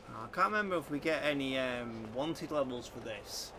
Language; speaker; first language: English; native; English